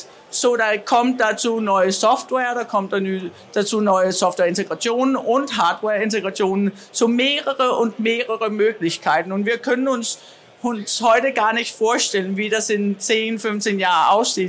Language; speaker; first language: German; non-native, learner; Danish